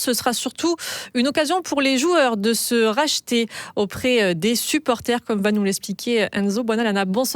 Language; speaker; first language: French; native; French